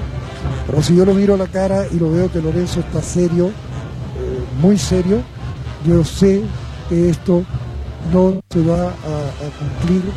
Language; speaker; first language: Spanish; native; Spanish